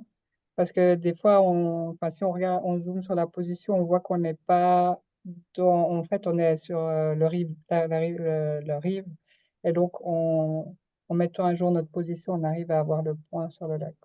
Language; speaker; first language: French; native; French